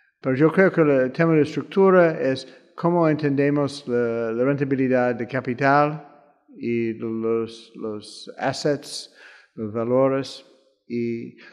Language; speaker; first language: Spanish; non-native, fluent; English